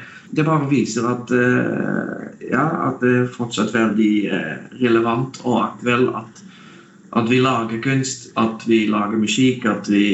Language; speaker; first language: Norwegian; non-native, fluent; Dutch